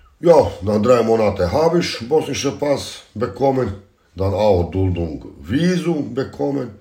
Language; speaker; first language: German; non-native, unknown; Bosnian